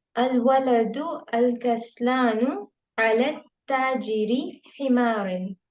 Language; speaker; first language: Arabic; non-native, learner; Hindi